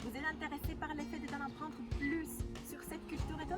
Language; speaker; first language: French; non-native, learner; Greek